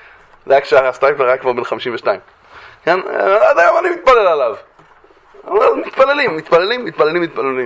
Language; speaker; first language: Hebrew; native; Hebrew